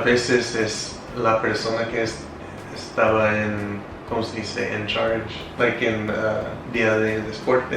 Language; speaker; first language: Spanish; non-native, fluent; English